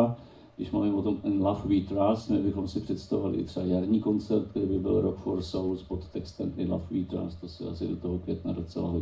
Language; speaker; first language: Czech; native; Czech